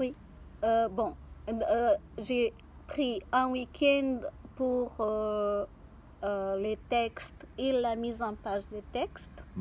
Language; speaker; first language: French; non-native, fluent; Portuguese